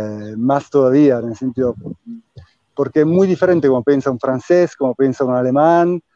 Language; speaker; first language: Spanish; non-native, fluent; Italian